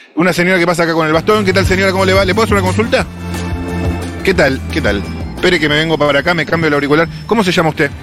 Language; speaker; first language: Spanish; native; Spanish